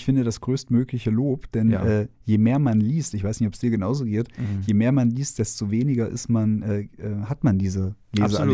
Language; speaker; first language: German; native; German